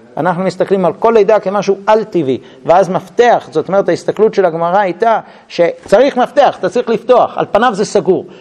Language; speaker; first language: Hebrew; non-native, fluent; English